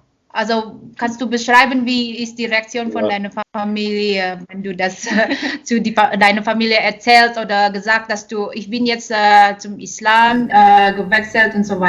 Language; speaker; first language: German; non-native, learner; Indonesian